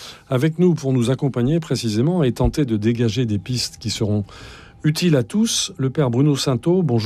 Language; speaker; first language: French; native; French